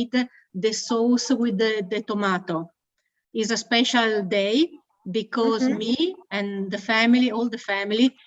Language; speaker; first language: English; non-native, learner; Italian